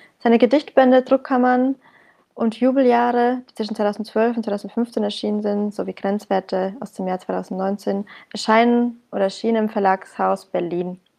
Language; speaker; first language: German; early bilingual, other home language; Arabic